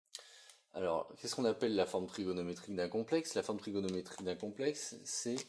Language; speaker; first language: French; native; French